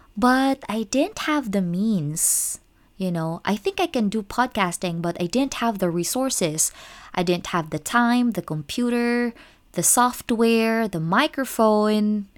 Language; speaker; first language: English; non-native, local second language; Cebuano